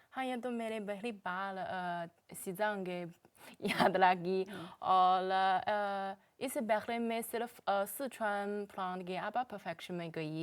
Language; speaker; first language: Hindi; non-native, learner; Chinese